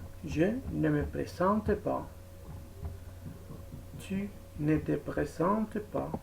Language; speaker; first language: French; non-native, fluent; Spanish